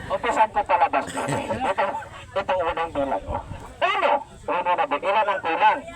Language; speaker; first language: Filipino; non-native, local second language; Cebuano